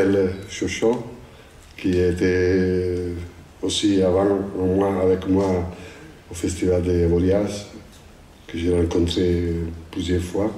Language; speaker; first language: French; non-native, fluent; Italian